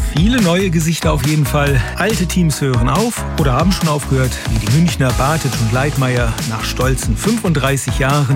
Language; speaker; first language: German; native; German